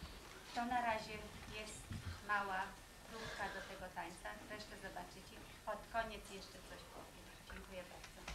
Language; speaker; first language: Polish; non-native, fluent; German